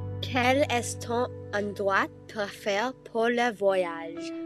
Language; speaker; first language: French; non-native, learner; English